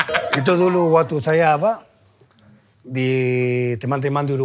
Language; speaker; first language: Indonesian; non-native, fluent; Spanish